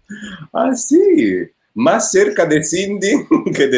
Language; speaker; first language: Spanish; non-native, fluent; Italian